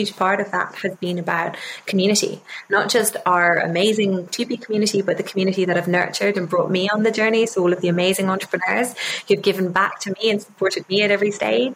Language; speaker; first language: English; native; English